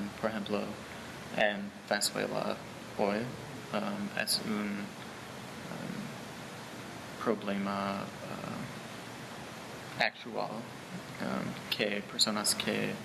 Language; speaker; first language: Spanish; non-native, learner; English